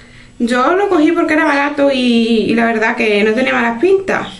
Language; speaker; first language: Spanish; native; Spanish